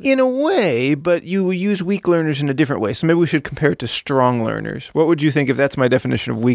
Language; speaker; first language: English; native; English